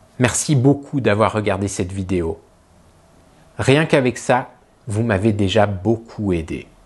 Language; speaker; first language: French; native; French